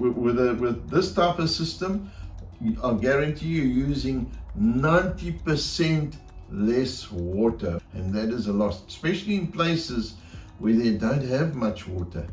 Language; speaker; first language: English; native; English